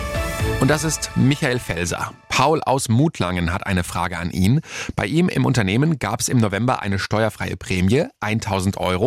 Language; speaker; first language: German; native; German